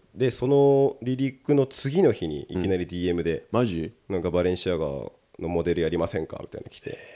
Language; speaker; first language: Japanese; native; Japanese